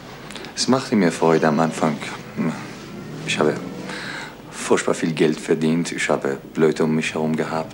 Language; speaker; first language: German; non-native, fluent; Persian